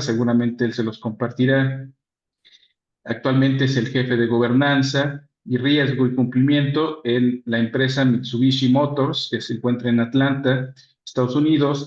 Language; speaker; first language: Spanish; native; Spanish